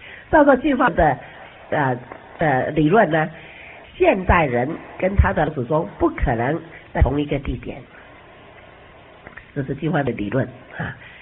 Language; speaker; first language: Chinese; native; Chinese